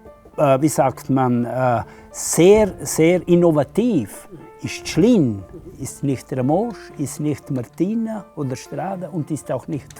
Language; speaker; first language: German; non-native, local second language; Romansh